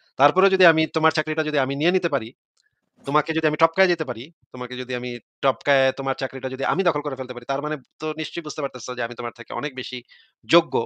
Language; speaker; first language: Bangla; native; Bangla